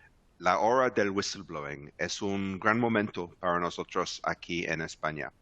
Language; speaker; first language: Spanish; non-native, fluent; English